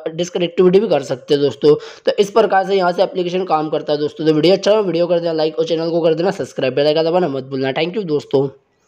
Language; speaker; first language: Hindi; native; Hindi